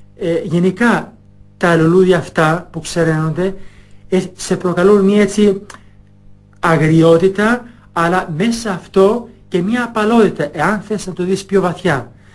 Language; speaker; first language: Greek; non-native, fluent; Albanian